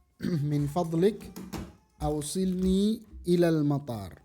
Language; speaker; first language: Arabic; non-native, fluent; Indonesian